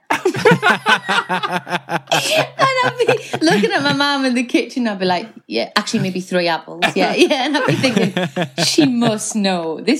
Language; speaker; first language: English; native; English